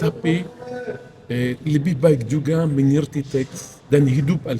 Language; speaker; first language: Indonesian; non-native, fluent; Arabic